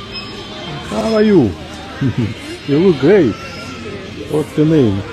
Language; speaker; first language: English; non-native, learner; Russian